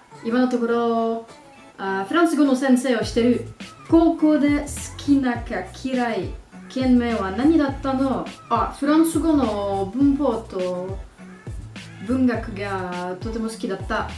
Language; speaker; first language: Japanese; non-native, learner; French